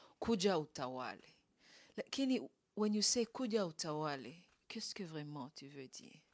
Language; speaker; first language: French; non-native, local second language; Swahili